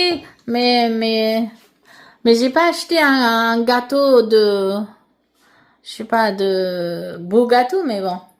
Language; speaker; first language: French; non-native, learner; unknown